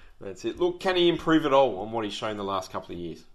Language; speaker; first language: English; native; English